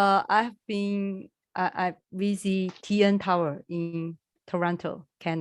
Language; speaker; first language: English; non-native, learner; Chinese